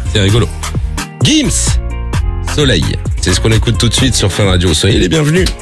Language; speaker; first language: French; native; French